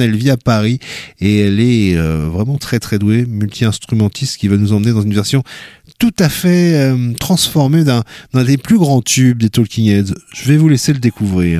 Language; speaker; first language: French; native; French